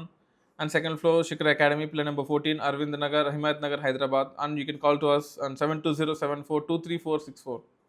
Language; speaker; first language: English; non-native, local second language; Telugu